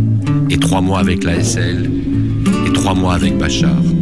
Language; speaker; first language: French; non-native, learner; Arabic